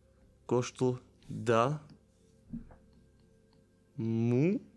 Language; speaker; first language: Portuguese; non-native, learner; French